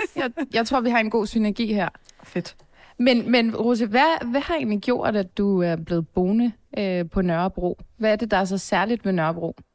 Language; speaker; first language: Danish; early bilingual, other home language; Turkish